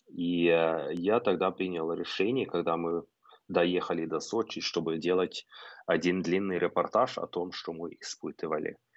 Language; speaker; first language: Russian; non-native, fluent; Norwegian